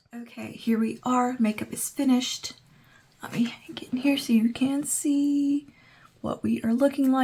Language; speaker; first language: English; native; English